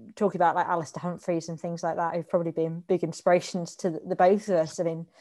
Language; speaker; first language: English; native; English